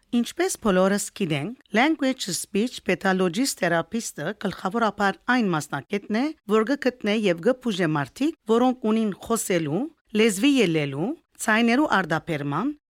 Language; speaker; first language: Armenian; early bilingual, heritage; Armenian